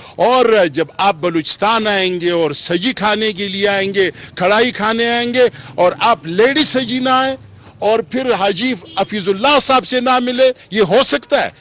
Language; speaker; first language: Urdu; non-native, local second language; Pashto